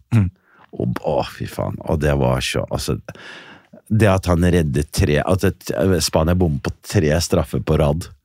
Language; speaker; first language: Norwegian; early bilingual, other home language; Riffian